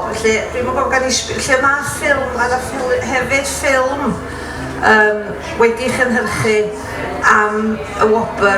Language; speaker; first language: Welsh; native; Welsh